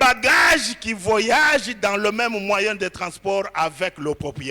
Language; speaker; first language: French; non-native, local second language; Lingala